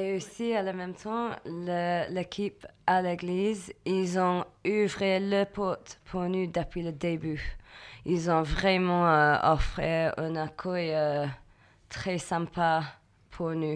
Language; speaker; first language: French; non-native, learner; English